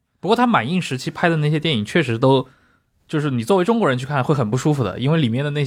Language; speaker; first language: Chinese; native; Chinese